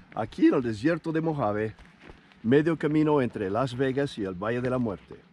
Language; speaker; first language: Spanish; non-native, learner; English